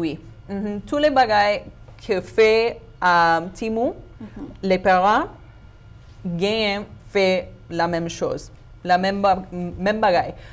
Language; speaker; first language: Haitian Creole; non-native, learner; English